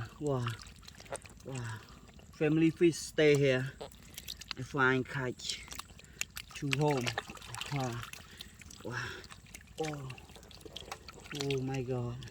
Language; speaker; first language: English; non-native, learner; Vietnamese